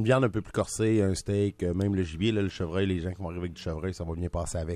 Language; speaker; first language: French; native; French